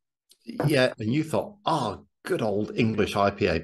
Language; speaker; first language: English; native; English